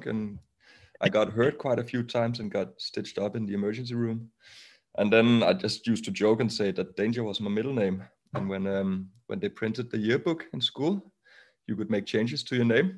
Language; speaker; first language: English; non-native, fluent; Danish